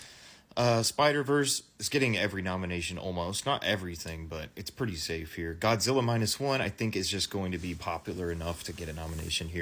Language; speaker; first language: English; native; English